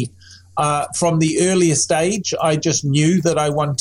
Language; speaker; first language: English; native; English